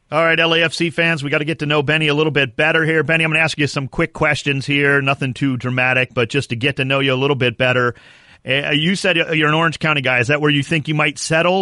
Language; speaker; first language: English; native; English